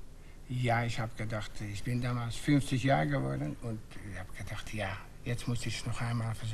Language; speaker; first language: German; non-native, fluent; Dutch